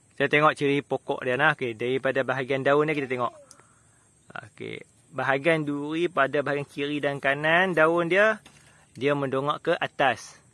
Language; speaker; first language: Malay; native; Malay